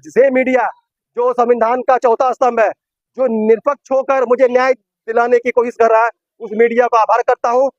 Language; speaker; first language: Hindi; non-native, local second language; Bangla